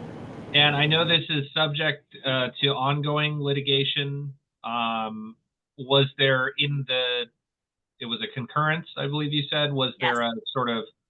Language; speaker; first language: English; native; English